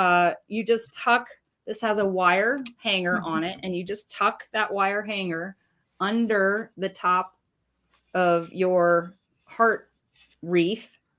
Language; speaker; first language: English; native; English